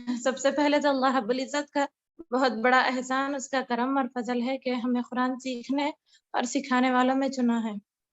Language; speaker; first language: Urdu; native; Urdu